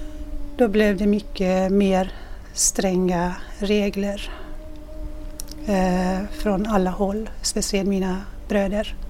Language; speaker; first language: Swedish; non-native, fluent; Persian